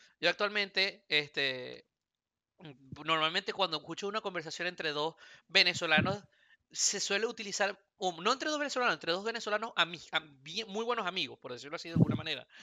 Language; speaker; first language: Spanish; native; Spanish